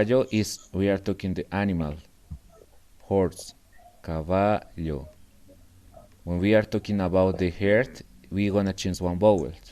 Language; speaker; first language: English; non-native, learner; Spanish